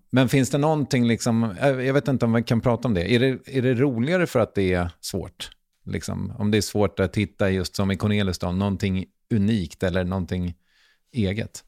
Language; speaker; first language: Swedish; native; Swedish